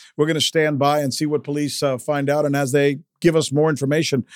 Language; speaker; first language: English; early bilingual, other home language; Spanish